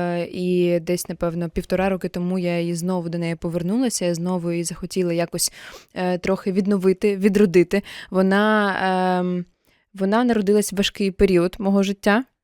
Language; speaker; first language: Ukrainian; non-native, local second language; Russian